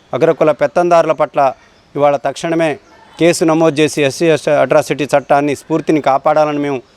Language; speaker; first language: Telugu; non-native, local second language; Lambadi